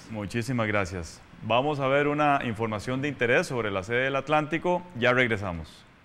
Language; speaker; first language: Spanish; native; Spanish